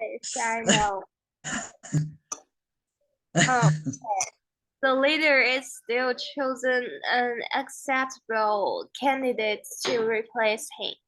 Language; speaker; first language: English; non-native, learner; Chinese